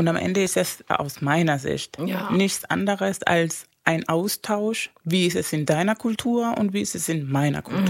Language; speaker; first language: German; non-native, fluent; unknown